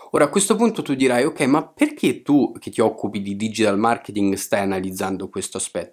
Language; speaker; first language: Italian; native; Italian